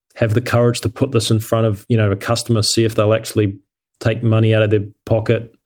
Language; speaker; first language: English; native; English